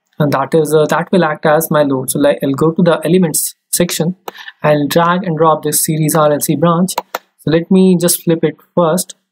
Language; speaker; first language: English; non-native, local second language; Hindi